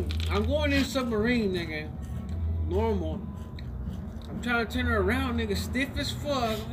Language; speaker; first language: English; early bilingual, other home language; Spanish